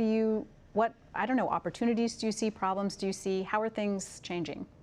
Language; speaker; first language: English; native; English